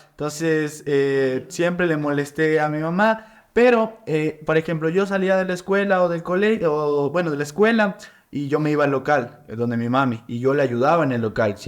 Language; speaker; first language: Spanish; native; Spanish